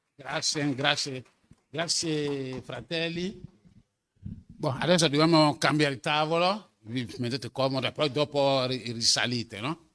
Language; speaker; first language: Italian; non-native, fluent; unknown